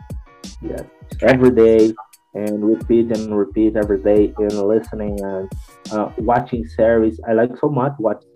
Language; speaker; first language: English; non-native, learner; Portuguese